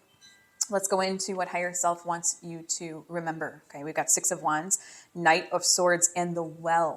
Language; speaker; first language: English; native; English